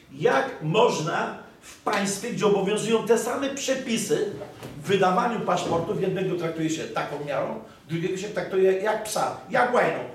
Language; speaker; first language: Polish; native; Polish